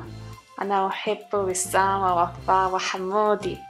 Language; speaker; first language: Arabic; non-native, learner; Korean